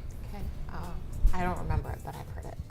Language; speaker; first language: English; native; English